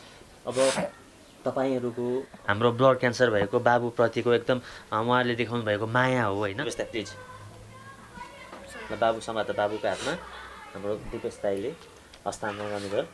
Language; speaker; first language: Nepali; native; Nepali